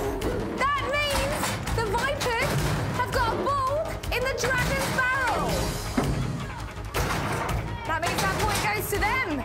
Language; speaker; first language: English; native; English